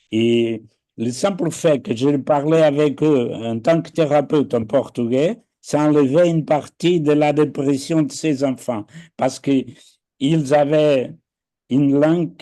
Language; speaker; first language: French; non-native, fluent; Portuguese